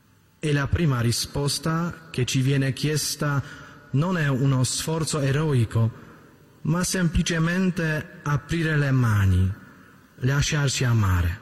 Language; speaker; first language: Italian; native; Italian